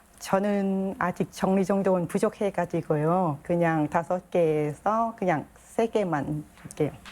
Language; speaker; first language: Korean; non-native, learner; Thai